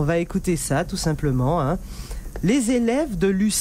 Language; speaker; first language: French; native; French